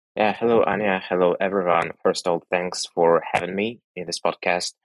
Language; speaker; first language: English; non-native, fluent; Russian